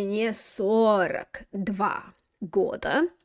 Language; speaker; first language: Russian; non-native, fluent; English